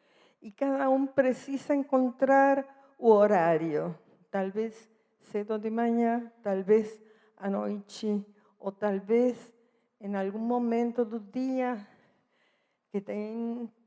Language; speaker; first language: Portuguese; non-native, fluent; Spanish